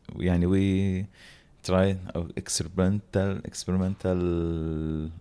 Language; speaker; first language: English; non-native, learner; Arabic